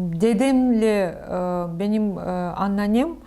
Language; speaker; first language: Turkish; non-native, learner; Crimean Tatar